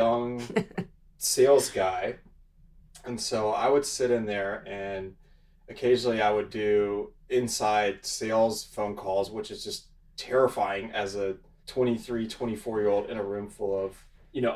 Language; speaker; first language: English; native; English